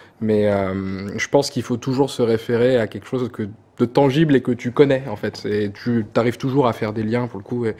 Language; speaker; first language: French; native; French